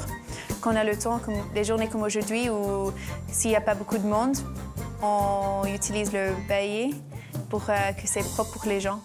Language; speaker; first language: French; non-native, fluent; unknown